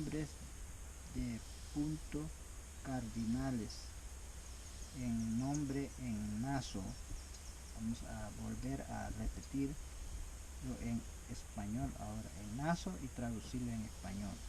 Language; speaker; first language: Spanish; non-native, local second language; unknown